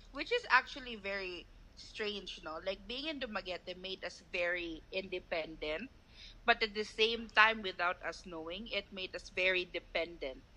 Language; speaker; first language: English; non-native, local second language; Cebuano